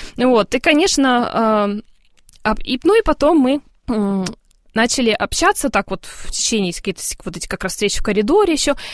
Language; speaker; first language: Russian; early bilingual, heritage; Russian